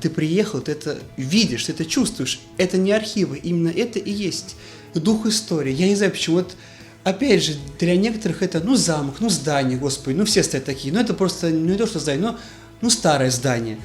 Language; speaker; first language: Russian; native; Russian